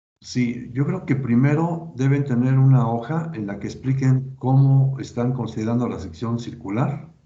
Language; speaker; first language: Spanish; native; Spanish